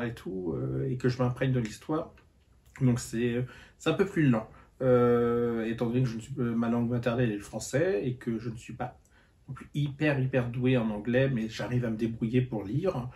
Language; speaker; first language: French; native; French